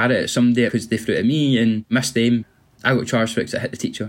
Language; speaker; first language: English; native; English